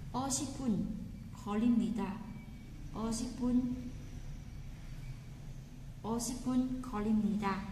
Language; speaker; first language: Korean; non-native, fluent; Vietnamese